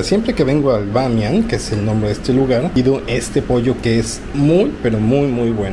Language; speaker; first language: Spanish; native; Spanish